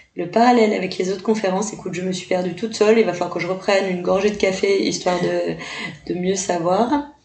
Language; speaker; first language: French; native; French